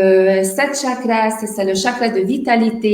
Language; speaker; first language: French; non-native, learner; Hungarian